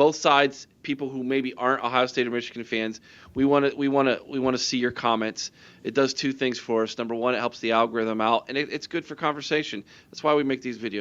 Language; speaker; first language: English; native; English